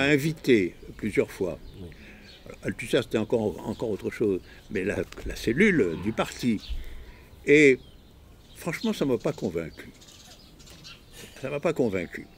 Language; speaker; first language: French; native; French